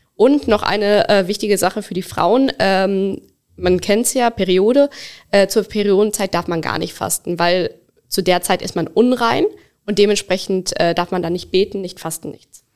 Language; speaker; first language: German; early bilingual, other home language; Bangla